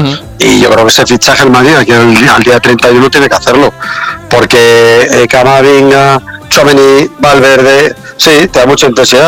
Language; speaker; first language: Spanish; native; Spanish